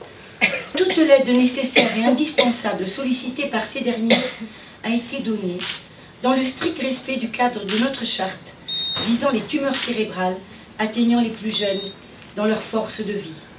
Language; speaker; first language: French; native; French